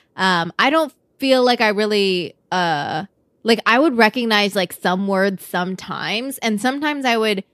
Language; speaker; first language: English; native; English